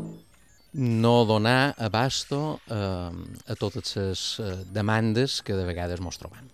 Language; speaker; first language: Catalan; native; Catalan